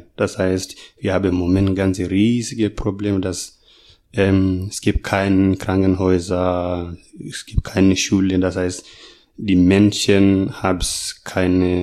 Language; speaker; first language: German; non-native, fluent; Masai